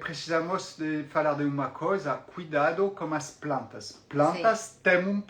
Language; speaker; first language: Portuguese; non-native, fluent; French